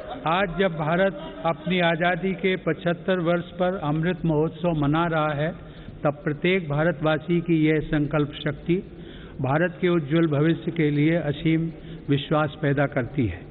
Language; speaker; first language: Hindi; native; Hindi